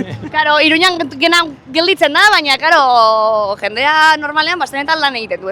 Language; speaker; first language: Basque; native; Basque